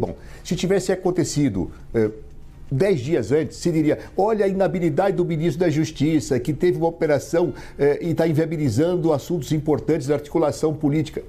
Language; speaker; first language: Portuguese; native; Portuguese